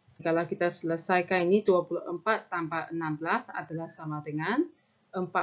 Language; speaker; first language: Malay; non-native, local second language; Chinese